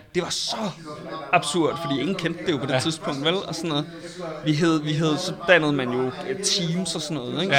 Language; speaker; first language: Danish; native; Danish